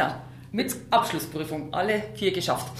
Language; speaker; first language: German; native; German